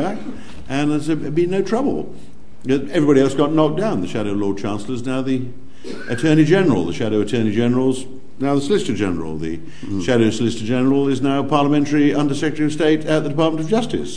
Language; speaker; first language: English; native; English